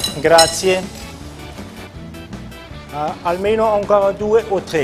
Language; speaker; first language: Italian; non-native, local second language; German